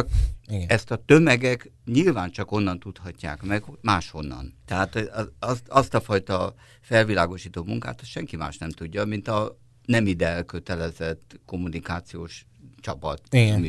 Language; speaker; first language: Hungarian; native; Hungarian